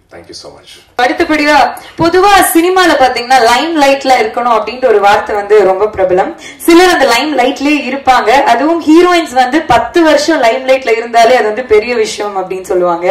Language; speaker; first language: Tamil; native; Tamil